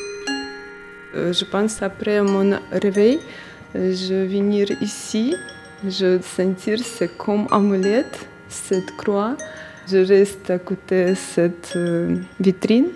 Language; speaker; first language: French; non-native, learner; Russian